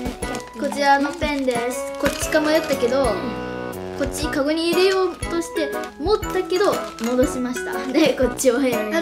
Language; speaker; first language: Japanese; native; Japanese